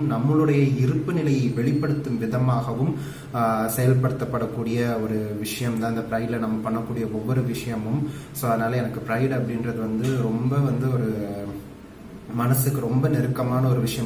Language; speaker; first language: Tamil; native; Tamil